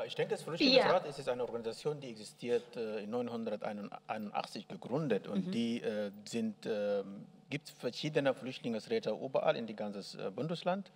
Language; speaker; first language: German; non-native, learner; Arabic